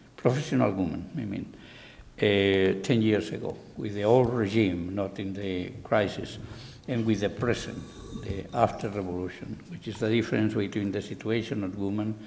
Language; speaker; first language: English; non-native, fluent; Catalan